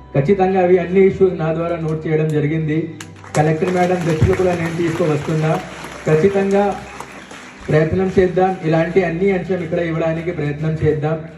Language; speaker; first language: Telugu; non-native, fluent; Hindi